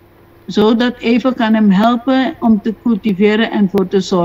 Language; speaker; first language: Dutch; non-native, local second language; Papiamento